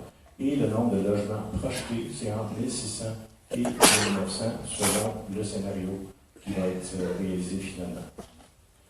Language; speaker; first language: French; native; French